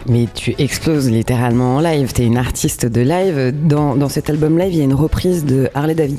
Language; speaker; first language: French; native; French